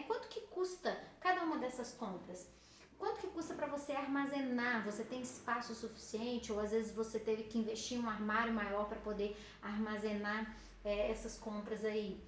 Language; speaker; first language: Portuguese; native; Portuguese